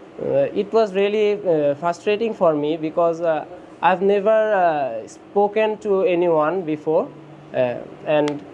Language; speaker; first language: English; non-native, learner; Bangla